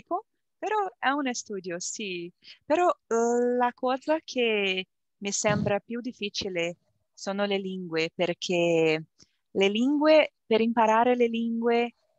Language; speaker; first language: Italian; non-native, learner; Portuguese